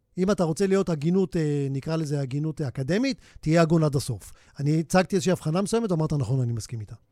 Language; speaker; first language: Hebrew; native; Hebrew